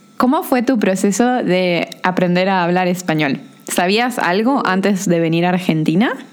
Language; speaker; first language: Spanish; native; Spanish